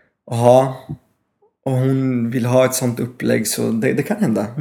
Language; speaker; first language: Swedish; non-native, fluent; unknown